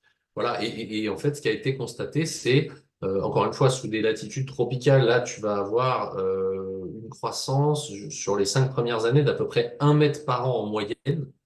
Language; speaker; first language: French; native; French